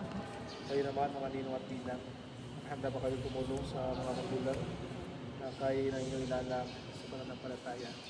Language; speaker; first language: Filipino; native; Filipino